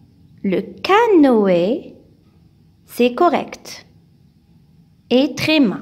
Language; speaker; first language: French; non-native, local second language; Arabic